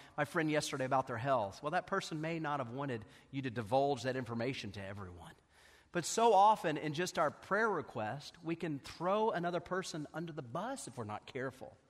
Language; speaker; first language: English; native; English